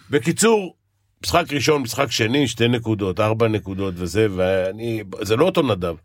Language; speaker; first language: Hebrew; native; Hebrew